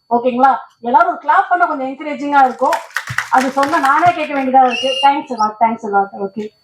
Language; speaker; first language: Tamil; non-native, local second language; Telugu